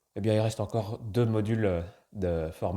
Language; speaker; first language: French; native; French